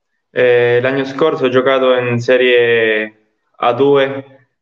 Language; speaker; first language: Italian; non-native, learner; Spanish